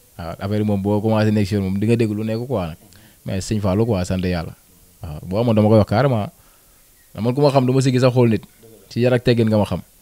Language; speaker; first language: Wolof; non-native, local second language; Jola-Fonyi